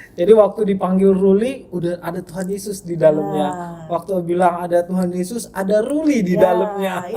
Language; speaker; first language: Indonesian; native; Indonesian